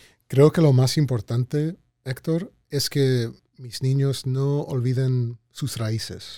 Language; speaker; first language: Spanish; early bilingual, heritage; Spanish